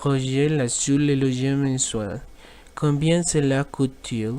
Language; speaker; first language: French; non-native, learner; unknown